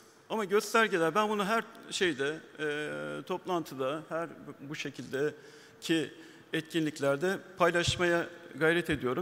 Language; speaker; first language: Turkish; native; Turkish